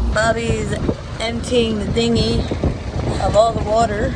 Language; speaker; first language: English; native; English